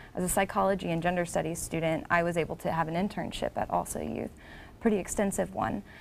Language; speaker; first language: English; native; English